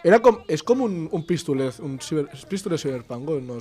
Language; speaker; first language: Catalan; native; Catalan